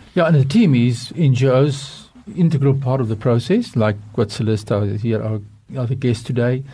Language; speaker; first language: English; non-native, local second language; Afrikaans